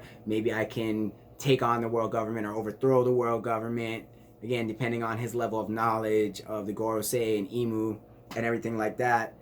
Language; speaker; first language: English; native; English